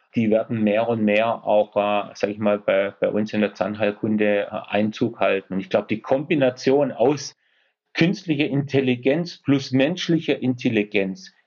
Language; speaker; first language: German; native; German